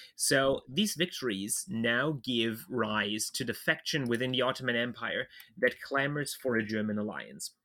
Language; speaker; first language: English; non-native, fluent; German